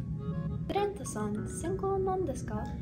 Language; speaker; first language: Japanese; non-native, learner; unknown